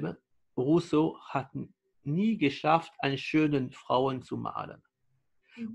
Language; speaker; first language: German; non-native, fluent; French